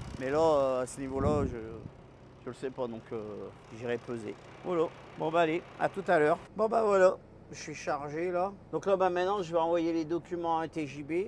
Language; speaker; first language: French; native; French